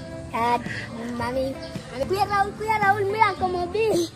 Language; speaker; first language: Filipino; non-native, learner; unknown